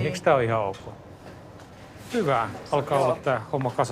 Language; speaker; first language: Finnish; native; Finnish